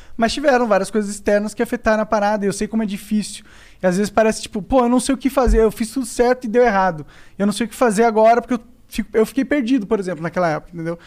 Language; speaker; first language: Portuguese; native; Portuguese